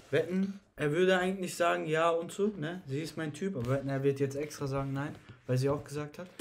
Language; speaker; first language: German; early bilingual, other home language; Turkish